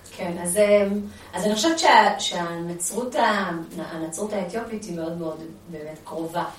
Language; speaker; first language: Hebrew; early bilingual, other home language; Amharic